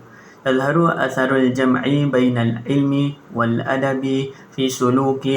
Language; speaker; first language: Arabic; non-native, learner; Malay